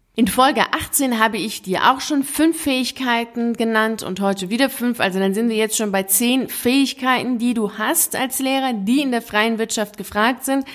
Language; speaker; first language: German; native; German